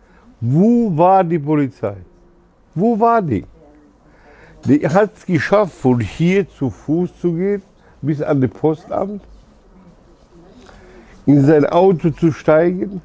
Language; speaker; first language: German; early bilingual, other home language; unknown